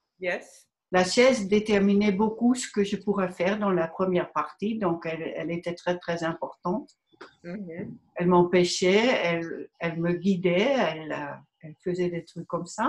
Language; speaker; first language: French; non-native, fluent; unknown